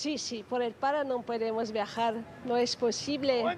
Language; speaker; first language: Spanish; non-native, learner; French